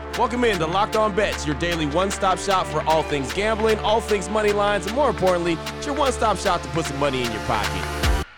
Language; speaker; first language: English; native; English